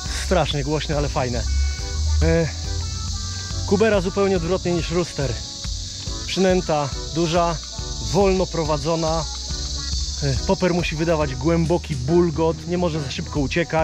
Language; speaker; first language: Polish; native; Polish